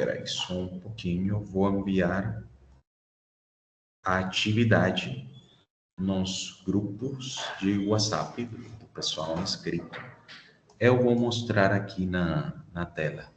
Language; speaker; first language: Portuguese; non-native, fluent; Spanish